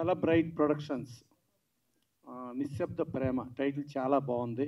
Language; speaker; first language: Telugu; native; Telugu